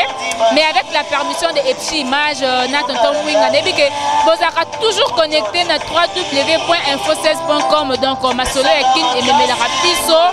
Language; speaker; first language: French; non-native, local second language; Lingala